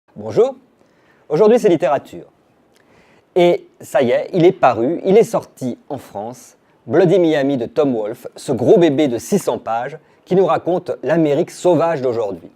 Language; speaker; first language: French; native; French